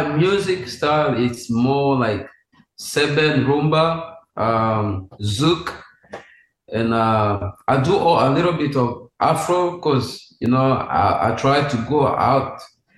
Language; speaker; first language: English; non-native, fluent; Swahili